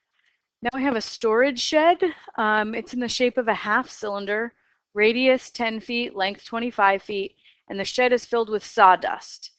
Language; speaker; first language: English; native; English